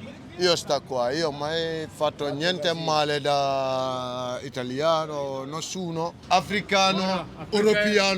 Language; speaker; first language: Italian; non-native, learner; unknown